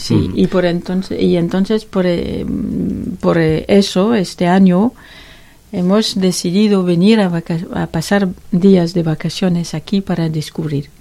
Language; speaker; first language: Spanish; non-native, learner; French